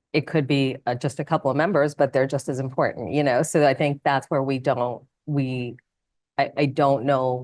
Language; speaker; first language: English; non-native, local second language; Malayalam